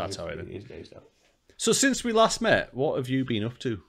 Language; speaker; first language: English; native; English